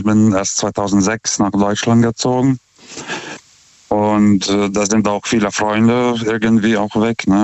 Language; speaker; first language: German; non-native, fluent; Lithuanian